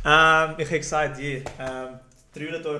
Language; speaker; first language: German; native; German